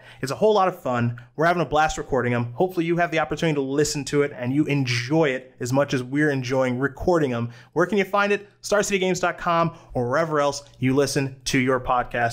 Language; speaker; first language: English; native; English